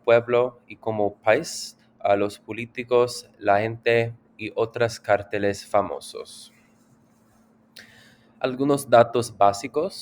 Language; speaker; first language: Spanish; non-native, learner; English